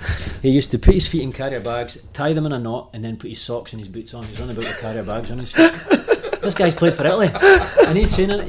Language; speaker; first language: English; native; English